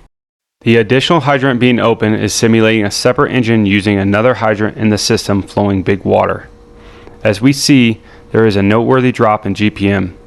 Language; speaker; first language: English; native; English